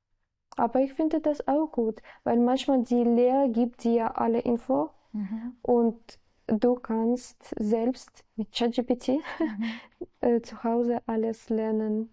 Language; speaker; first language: German; non-native, learner; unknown